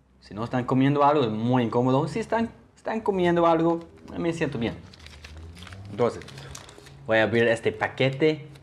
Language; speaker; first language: Spanish; non-native, learner; English